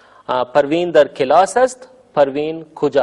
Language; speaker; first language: Persian; non-native, fluent; Urdu